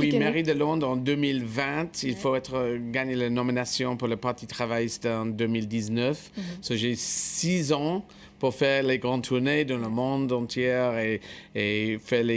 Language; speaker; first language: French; non-native, fluent; English